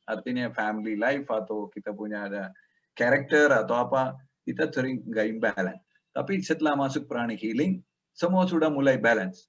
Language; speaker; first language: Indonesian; non-native, learner; Tamil